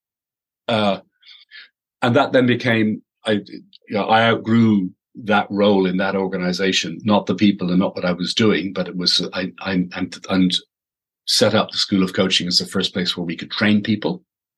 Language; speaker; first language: English; native; English